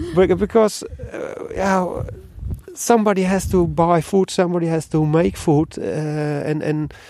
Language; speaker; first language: English; non-native, learner; Dutch